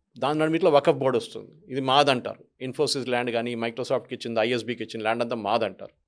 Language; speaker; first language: Telugu; non-native, fluent; Malayalam